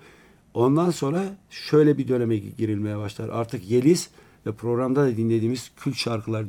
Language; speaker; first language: Turkish; native; Turkish